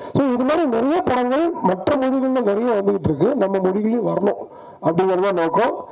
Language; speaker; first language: Tamil; native; Tamil